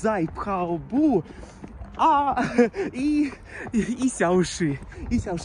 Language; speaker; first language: Chinese; non-native, learner; Russian